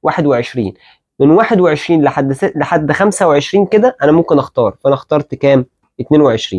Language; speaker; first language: Arabic; native; Arabic